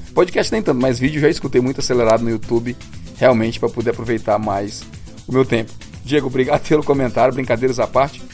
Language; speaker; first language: Portuguese; native; Portuguese